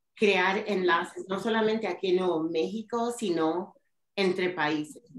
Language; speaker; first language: Spanish; early bilingual, heritage; Spanish